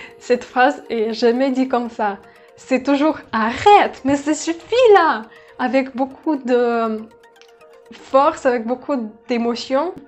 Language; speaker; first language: French; non-native, fluent; Russian